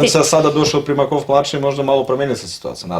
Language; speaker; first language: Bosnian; non-native, learner; Russian